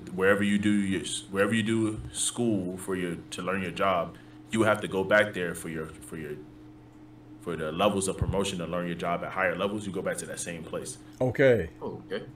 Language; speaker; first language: English; native; English